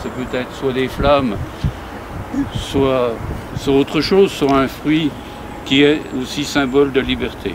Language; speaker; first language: French; native; French